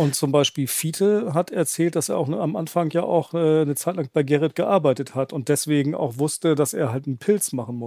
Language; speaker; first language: German; native; German